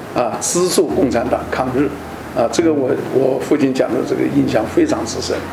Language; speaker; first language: Chinese; native; Chinese